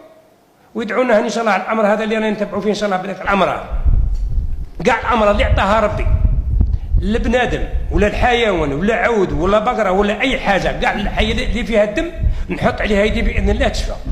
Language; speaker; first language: Arabic; native; Arabic